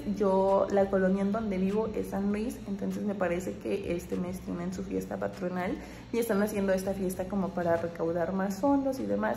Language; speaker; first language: Spanish; native; Spanish